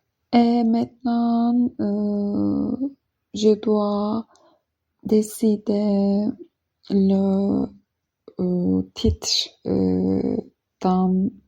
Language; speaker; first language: French; non-native, learner; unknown